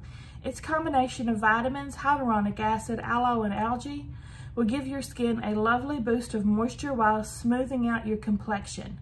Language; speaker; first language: English; native; English